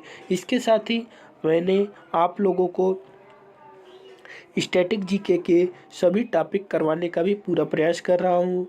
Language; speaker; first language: Hindi; native; Hindi